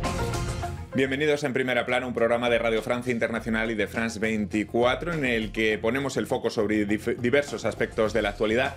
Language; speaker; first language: Spanish; native; Spanish